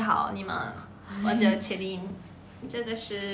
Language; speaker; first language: Chinese; non-native, learner; Thai